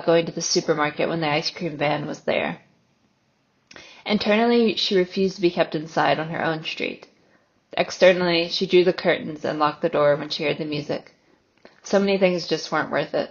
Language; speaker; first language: English; native; English